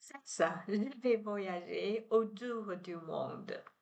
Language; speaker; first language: French; non-native, learner; Chinese